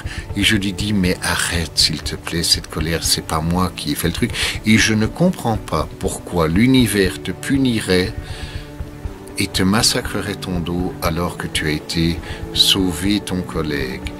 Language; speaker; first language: French; native; French